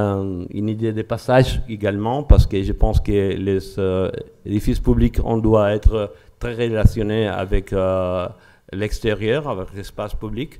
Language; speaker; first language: French; non-native, learner; Spanish